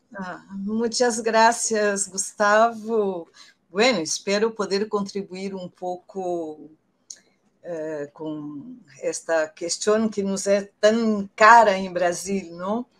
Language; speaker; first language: Spanish; non-native, fluent; Portuguese